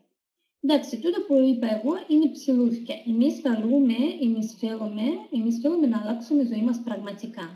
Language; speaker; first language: Greek; non-native, fluent; Russian